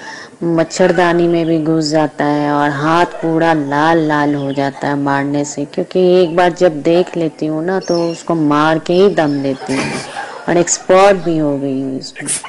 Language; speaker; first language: Hindi; native; Hindi